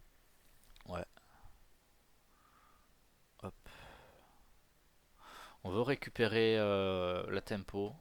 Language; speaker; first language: French; native; French